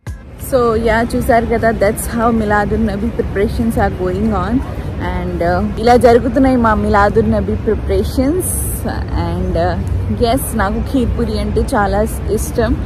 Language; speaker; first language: Telugu; non-native, local second language; Urdu